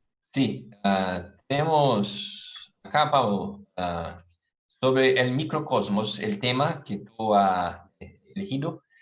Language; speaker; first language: Spanish; non-native, fluent; Portuguese